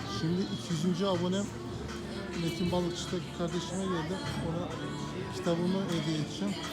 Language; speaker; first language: Turkish; native; Turkish